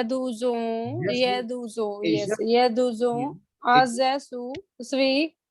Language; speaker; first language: French; non-native, learner; Hindi